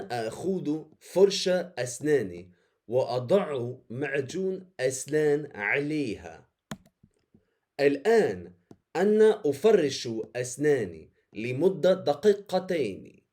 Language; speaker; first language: Arabic; non-native, fluent; English